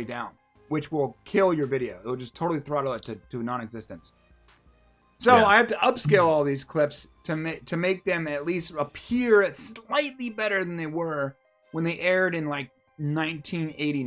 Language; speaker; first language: English; native; English